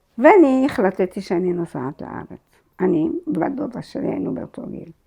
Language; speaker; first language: Hebrew; non-native, fluent; Arabic